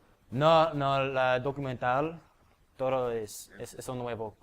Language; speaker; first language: Spanish; non-native, learner; English